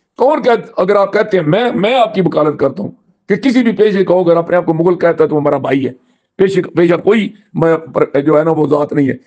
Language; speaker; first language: Urdu; non-native, local second language; Punjabi